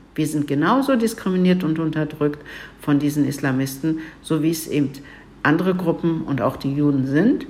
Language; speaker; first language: German; early bilingual, other home language; Turkish